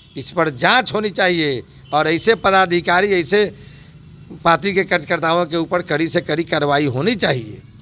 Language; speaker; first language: Hindi; native; Hindi